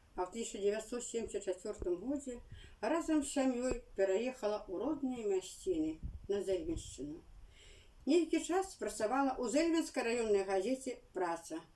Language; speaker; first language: Belarusian; native; Belarusian